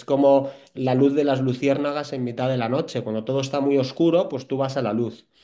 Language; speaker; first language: Spanish; native; Spanish